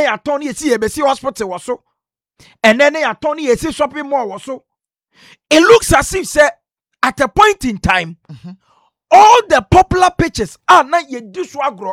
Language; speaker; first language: English; non-native, local second language; Akan